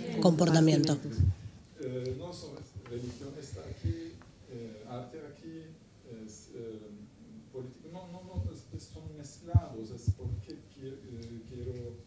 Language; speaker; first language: Spanish; non-native, learner; Turkish